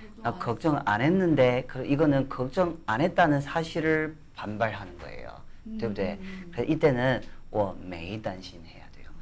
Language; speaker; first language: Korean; non-native, fluent; Chinese